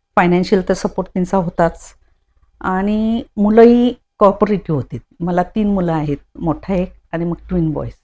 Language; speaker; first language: Marathi; non-native, local second language; Konkani